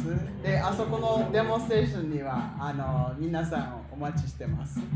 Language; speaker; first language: Japanese; non-native, fluent; English